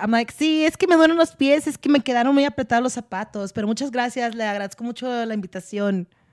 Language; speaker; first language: Spanish; early bilingual, heritage; Spanish